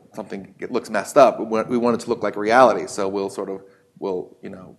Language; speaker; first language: English; native; English